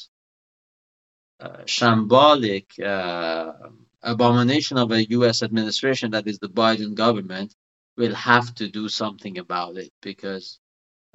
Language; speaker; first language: English; non-native, fluent; Persian